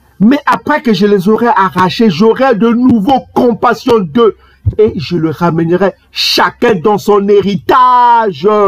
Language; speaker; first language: French; non-native, local second language; Kongo